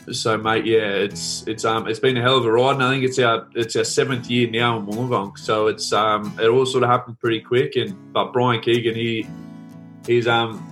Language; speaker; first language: English; native; English